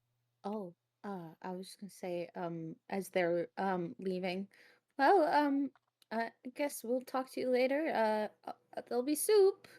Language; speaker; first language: English; native; English